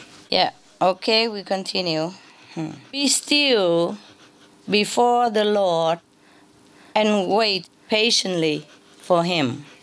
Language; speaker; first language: English; non-native, fluent; Vietnamese